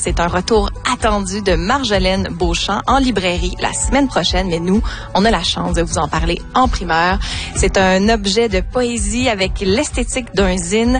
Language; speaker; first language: French; native; French